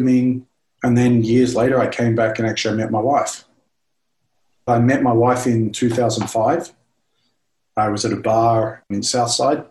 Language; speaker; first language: English; native; English